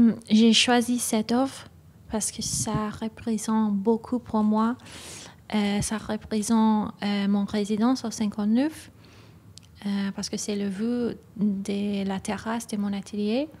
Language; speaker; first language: French; non-native, learner; Japanese